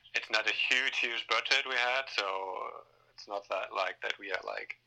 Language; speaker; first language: English; non-native, fluent; Danish